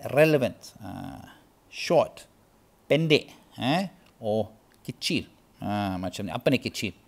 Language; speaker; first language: Malay; non-native, learner; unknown